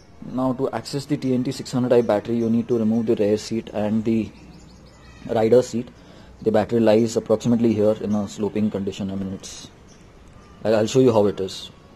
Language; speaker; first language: English; non-native, local second language; Gujarati